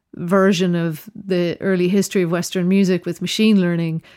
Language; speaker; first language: English; native; English